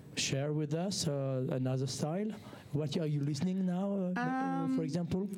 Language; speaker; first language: English; non-native, learner; French